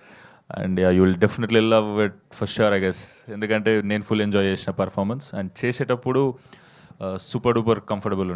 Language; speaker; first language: Telugu; native; Telugu